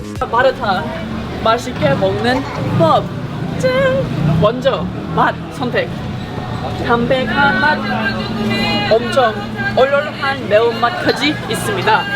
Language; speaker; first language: Korean; non-native, fluent; English